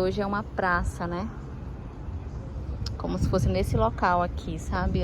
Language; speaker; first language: Portuguese; native; Portuguese